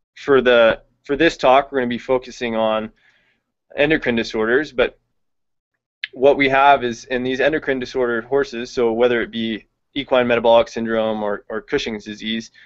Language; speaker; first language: English; native; English